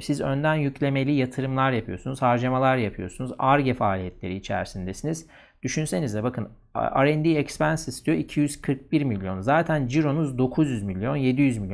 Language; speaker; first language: Turkish; native; Turkish